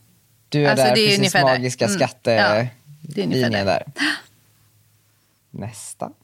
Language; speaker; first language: Swedish; native; Swedish